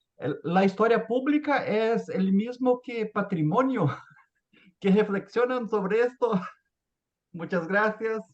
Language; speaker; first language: Spanish; non-native, fluent; Portuguese